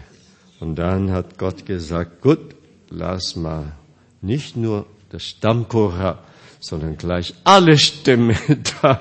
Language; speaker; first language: German; non-native, fluent; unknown